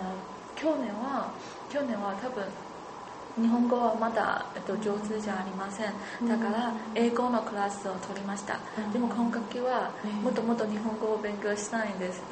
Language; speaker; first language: Japanese; non-native, learner; Chinese